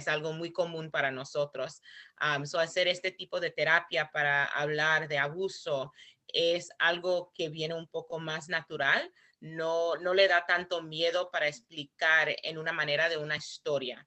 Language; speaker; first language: Spanish; early bilingual, heritage; Spanish